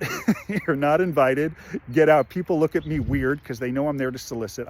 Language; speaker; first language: English; native; English